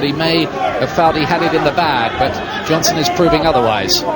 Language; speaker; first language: English; native; English